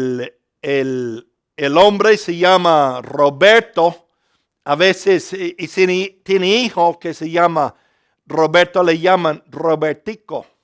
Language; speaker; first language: Spanish; non-native, fluent; English